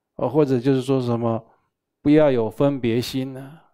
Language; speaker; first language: Chinese; native; Chinese